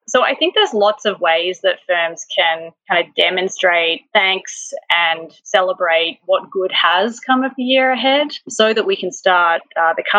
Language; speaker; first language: English; native; English